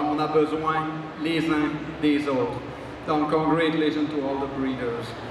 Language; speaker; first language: French; native; French